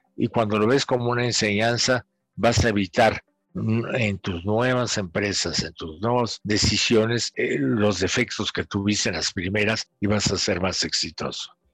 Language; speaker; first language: Spanish; native; Spanish